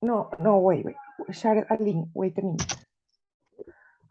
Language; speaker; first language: English; non-native, learner; Spanish